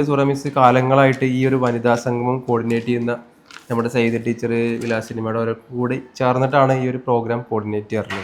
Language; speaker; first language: Malayalam; native; Malayalam